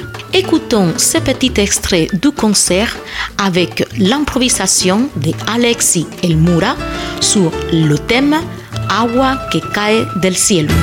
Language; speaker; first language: French; non-native, fluent; Spanish